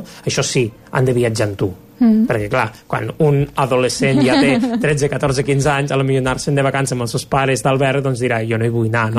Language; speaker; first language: Catalan; native; Catalan